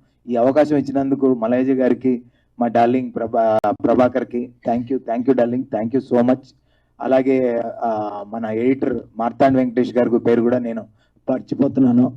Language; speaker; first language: Telugu; native; Telugu